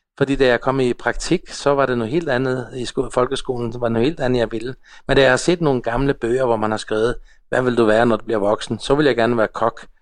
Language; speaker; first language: Danish; non-native, local second language; Faroese